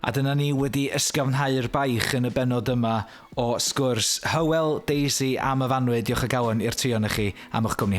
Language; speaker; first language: Welsh; native; Welsh